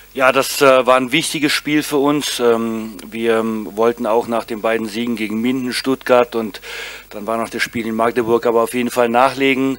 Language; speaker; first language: German; native; German